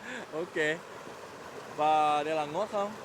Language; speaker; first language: Vietnamese; non-native, learner; English